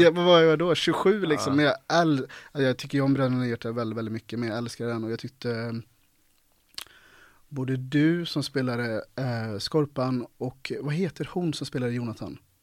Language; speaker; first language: Swedish; native; Swedish